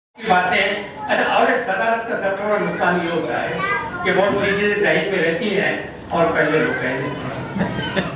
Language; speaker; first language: Urdu; non-native, local second language; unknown